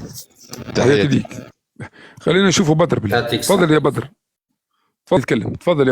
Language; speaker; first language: Arabic; native; Arabic